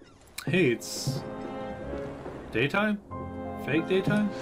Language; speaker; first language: English; native; English